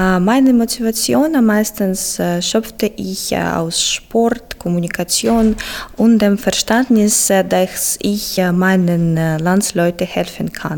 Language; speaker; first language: German; non-native, fluent; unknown